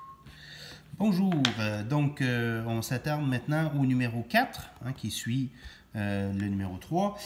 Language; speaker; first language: French; native; French